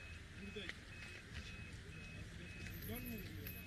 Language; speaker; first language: Turkish; native; Turkish